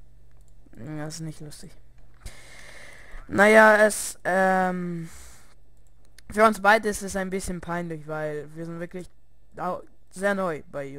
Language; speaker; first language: German; early bilingual, other home language; Russian